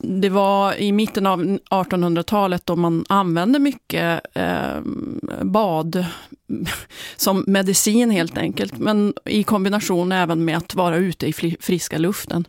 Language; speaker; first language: Swedish; native; Swedish